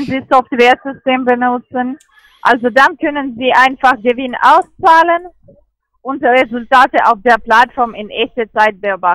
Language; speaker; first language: German; non-native, learner; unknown